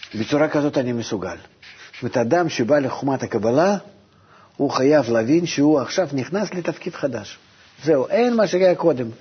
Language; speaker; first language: Hebrew; non-native, fluent; Russian